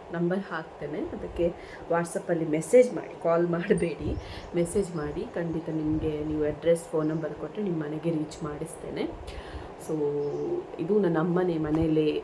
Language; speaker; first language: Kannada; non-native, local second language; Tulu